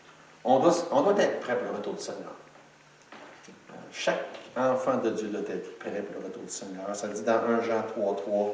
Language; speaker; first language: French; native; French